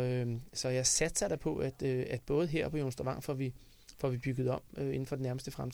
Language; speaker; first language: Danish; native; Danish